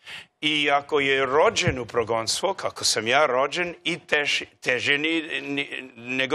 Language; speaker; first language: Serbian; non-native, learner; English